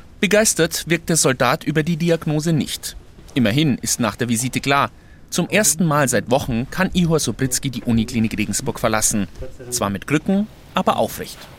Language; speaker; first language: German; native; German